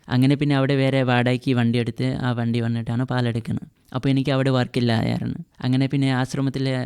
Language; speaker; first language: Malayalam; non-native, fluent; Assamese